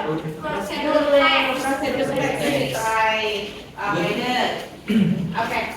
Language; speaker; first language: English; non-native, fluent; Indonesian